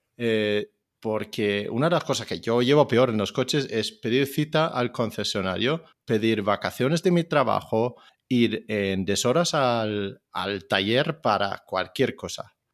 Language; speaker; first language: Spanish; non-native, fluent; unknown